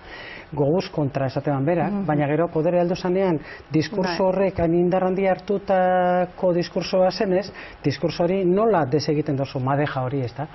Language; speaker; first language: Basque; native; Basque